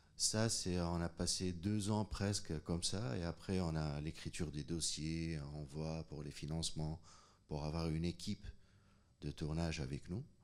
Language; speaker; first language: French; non-native, local second language; Arabic